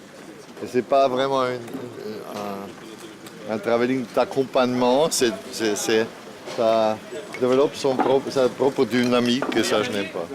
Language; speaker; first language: French; non-native, fluent; German